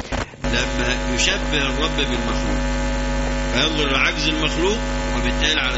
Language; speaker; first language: Arabic; native; Arabic